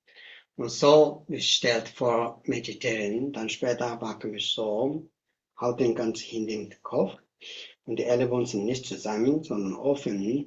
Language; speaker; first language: German; non-native, learner; Tibetan